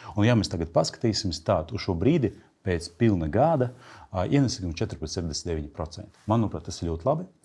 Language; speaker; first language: Latvian; non-native, local second language; Russian